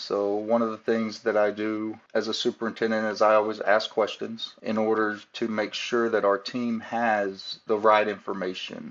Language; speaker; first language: English; native; English